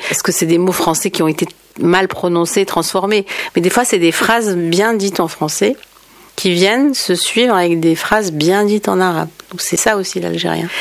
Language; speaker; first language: French; native; French